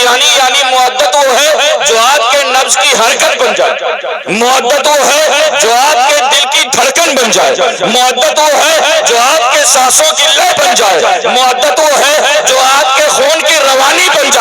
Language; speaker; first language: Urdu; native; Urdu